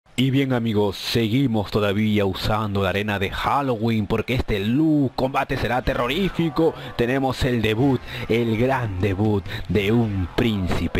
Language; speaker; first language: Spanish; native; Spanish